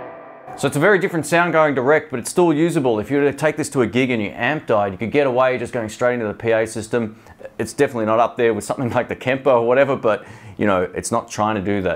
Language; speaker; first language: English; native; English